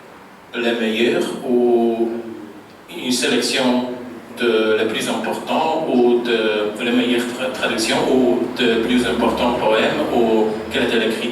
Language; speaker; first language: French; non-native, fluent; Polish